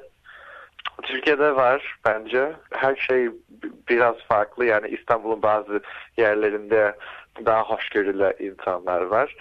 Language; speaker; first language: Turkish; early bilingual, heritage; Turkish